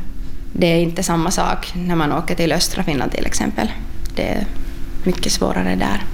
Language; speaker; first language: Swedish; non-native, local second language; Finnish